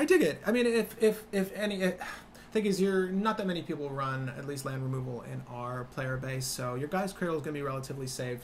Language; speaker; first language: English; native; English